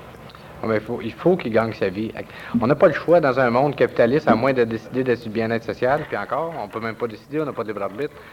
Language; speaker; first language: French; native; French